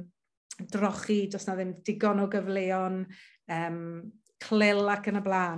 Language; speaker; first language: Welsh; native; Welsh